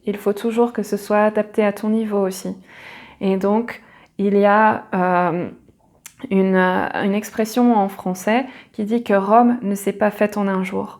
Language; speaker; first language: French; native; French